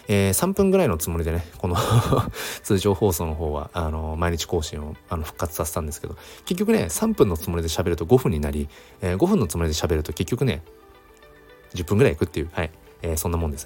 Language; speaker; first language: Japanese; native; Japanese